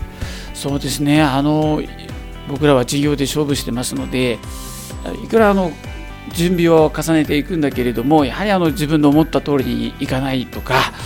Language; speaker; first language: Japanese; native; Japanese